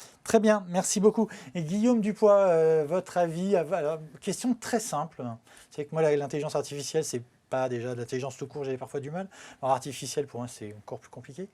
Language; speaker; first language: French; native; French